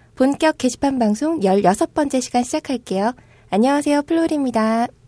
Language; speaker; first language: Korean; native; Korean